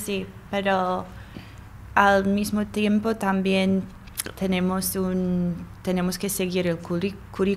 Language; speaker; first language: Spanish; non-native, learner; English